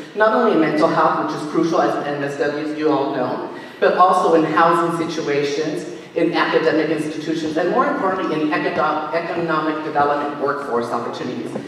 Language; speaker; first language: English; native; English